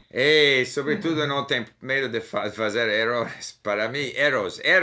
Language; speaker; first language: Portuguese; non-native, learner; English